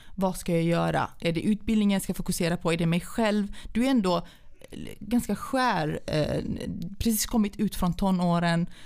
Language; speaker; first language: Swedish; early bilingual, other home language; Central Kurdish